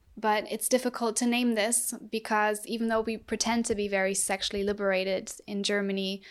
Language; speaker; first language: English; non-native, fluent; German